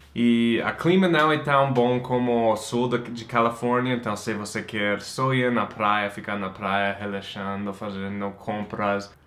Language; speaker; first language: Portuguese; non-native, fluent; English